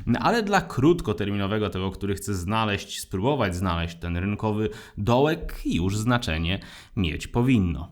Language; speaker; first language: Polish; native; Polish